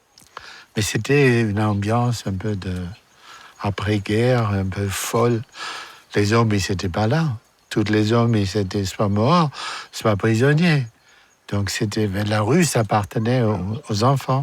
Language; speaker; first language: French; non-native, fluent; German